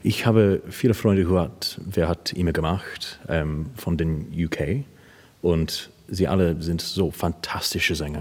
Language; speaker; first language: German; non-native, learner; English